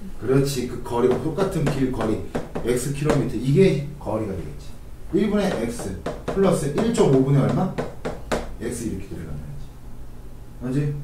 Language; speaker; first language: Korean; native; Korean